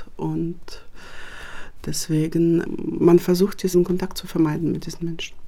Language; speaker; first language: German; non-native, fluent; Russian